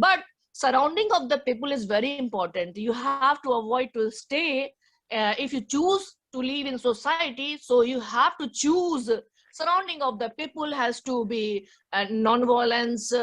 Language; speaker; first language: English; non-native, learner; Hindi